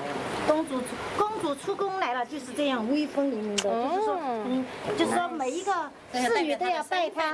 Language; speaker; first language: Chinese; native; Chinese